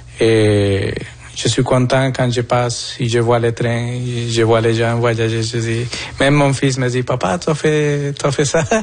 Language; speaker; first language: French; non-native, fluent; Spanish